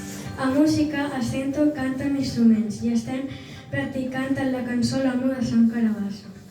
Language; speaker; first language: Catalan; early bilingual, other home language; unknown